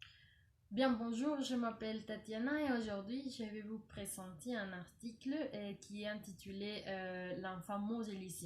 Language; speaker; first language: French; non-native, learner; Spanish